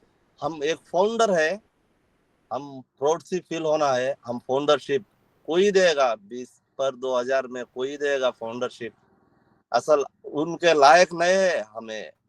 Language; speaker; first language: Hindi; non-native, local second language; Telugu